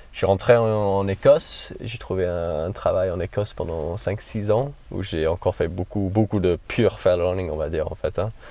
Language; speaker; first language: French; non-native, fluent; English